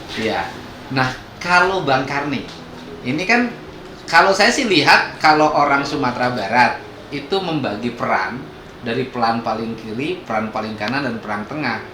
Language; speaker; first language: Indonesian; non-native, local second language; Sundanese